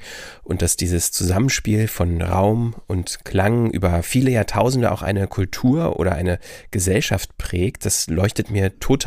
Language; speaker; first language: German; native; German